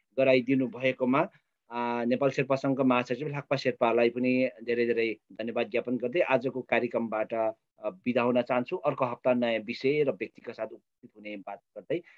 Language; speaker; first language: Nepali; non-native, local second language; Sherpa